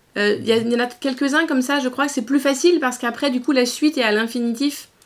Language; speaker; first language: French; native; French